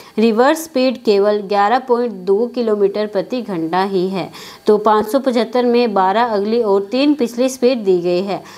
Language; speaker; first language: Hindi; native; Hindi